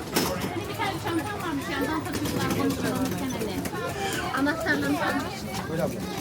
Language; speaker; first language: Turkish; native; Turkish